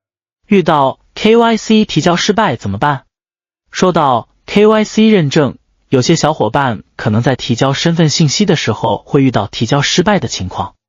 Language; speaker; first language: Chinese; native; Chinese